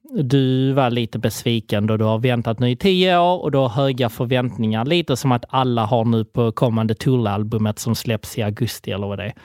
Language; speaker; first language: Swedish; native; Swedish